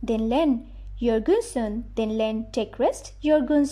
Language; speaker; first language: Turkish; non-native, learner; Bangla